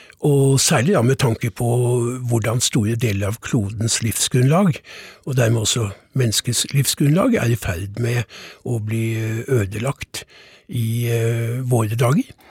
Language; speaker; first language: Norwegian; native; Norwegian